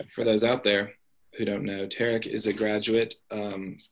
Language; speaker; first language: English; native; English